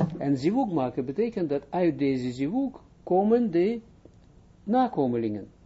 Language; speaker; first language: Dutch; non-native, fluent; Hebrew